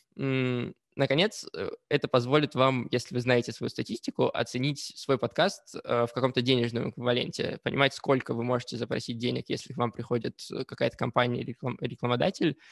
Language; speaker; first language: Russian; native; Russian